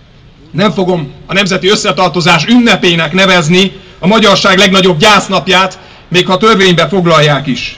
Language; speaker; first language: Hungarian; native; Hungarian